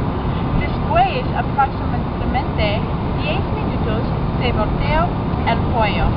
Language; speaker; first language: Spanish; non-native, learner; English